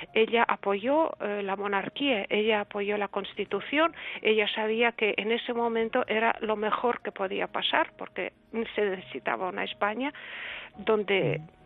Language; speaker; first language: Spanish; early bilingual, other home language; Russian